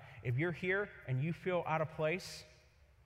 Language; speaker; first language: English; native; English